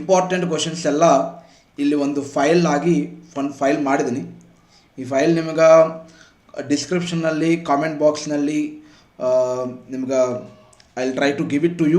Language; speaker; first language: Kannada; non-native, fluent; Telugu